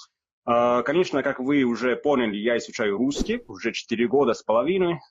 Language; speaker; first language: Russian; non-native, fluent; Italian